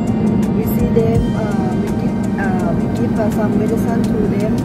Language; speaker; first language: English; non-native, learner; Thai